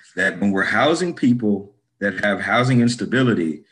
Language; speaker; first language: English; native; English